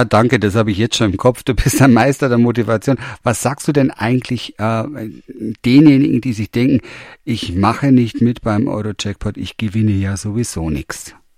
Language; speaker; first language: German; native; German